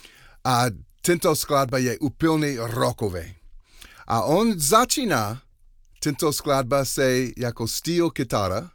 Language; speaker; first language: Czech; non-native, learner; English